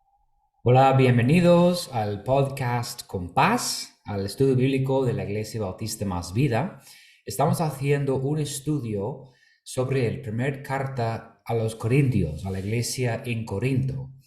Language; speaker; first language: Spanish; non-native, fluent; English